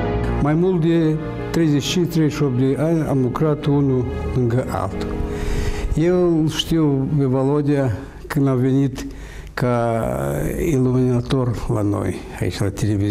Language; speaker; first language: Romanian; non-native, local second language; Russian